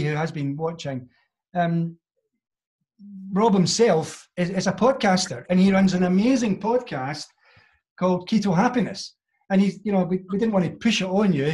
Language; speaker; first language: English; native; English